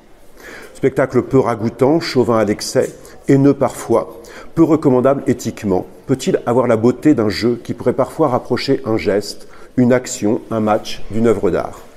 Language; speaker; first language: French; native; French